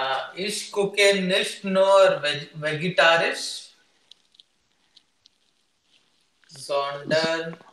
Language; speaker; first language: German; non-native, learner; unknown